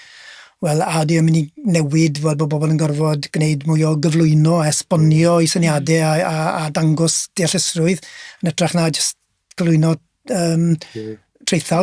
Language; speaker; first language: Welsh; native; Welsh